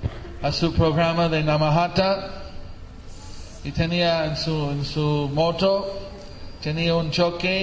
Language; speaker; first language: Spanish; non-native, fluent; English